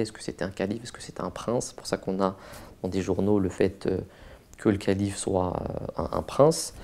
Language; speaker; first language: French; native; French